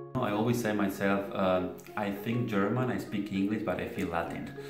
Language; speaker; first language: English; non-native, fluent; Spanish